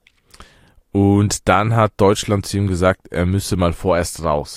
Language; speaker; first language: German; early bilingual, other home language; Persian